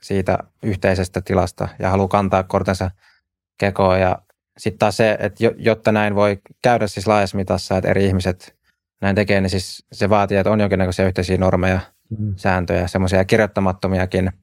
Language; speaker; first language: Finnish; native; Finnish